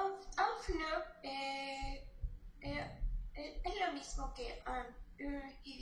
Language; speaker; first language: French; non-native, learner; Spanish